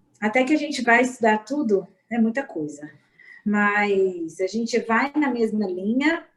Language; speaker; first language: Portuguese; native; Portuguese